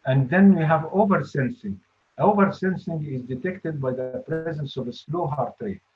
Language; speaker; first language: English; non-native, fluent; Arabic